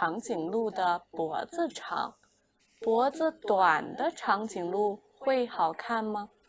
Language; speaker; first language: Chinese; non-native, fluent; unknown